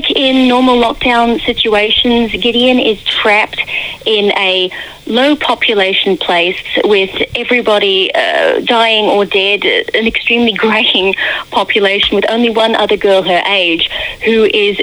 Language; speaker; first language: English; native; English